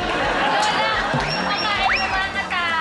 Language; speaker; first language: Filipino; native; Filipino